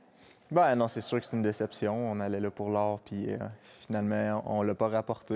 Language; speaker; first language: French; native; French